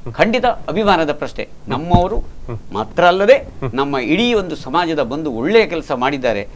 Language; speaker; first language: Kannada; non-native, local second language; Marathi